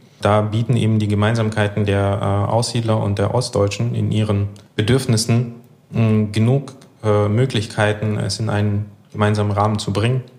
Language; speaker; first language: German; early bilingual, other home language; Russian